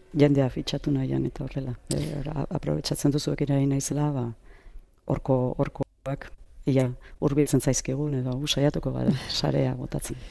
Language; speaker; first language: Basque; native; Basque